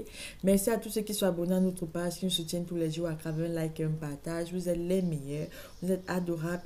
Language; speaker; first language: French; native; French